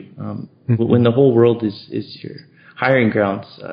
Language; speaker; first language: English; native; English